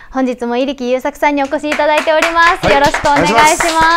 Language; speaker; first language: Japanese; native; Japanese